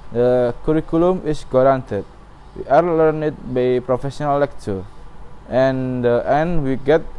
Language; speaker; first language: English; non-native, learner; Indonesian